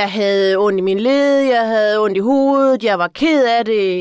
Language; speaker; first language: Danish; native; Danish